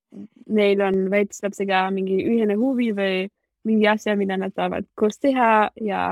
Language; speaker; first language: Estonian; non-native, learner; German